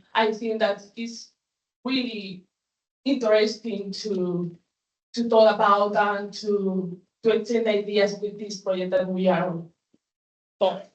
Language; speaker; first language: English; non-native, fluent; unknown